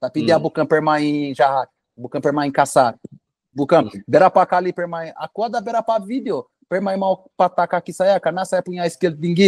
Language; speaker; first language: Indonesian; non-native, fluent; Portuguese